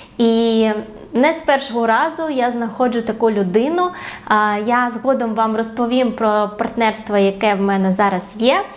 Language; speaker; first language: Ukrainian; non-native, local second language; Russian